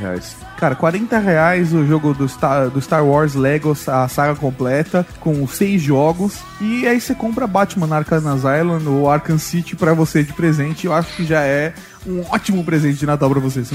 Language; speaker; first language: Portuguese; native; Portuguese